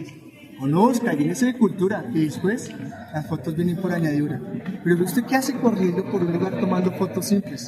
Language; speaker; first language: Spanish; native; Spanish